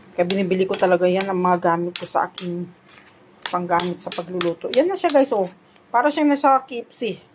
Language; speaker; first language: Filipino; non-native, local second language; Hiligaynon